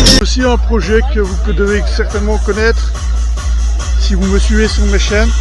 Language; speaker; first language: French; native; French